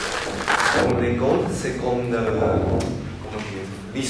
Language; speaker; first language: French; non-native, learner; Chinese